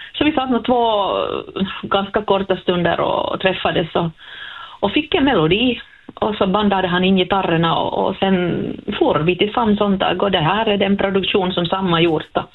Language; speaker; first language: Swedish; native; Swedish